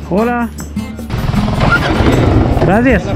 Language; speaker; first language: Spanish; non-native, learner; English